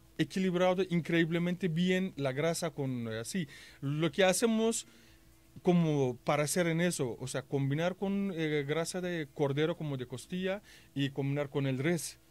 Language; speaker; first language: Spanish; non-native, fluent; Turkish